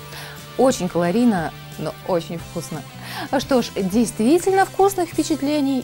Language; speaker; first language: Russian; native; Russian